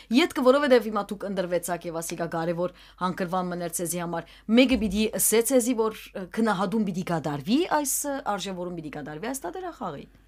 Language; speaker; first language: Armenian; early bilingual, heritage; Armenian